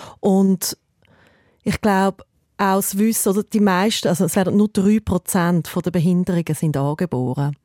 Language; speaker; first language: German; native; German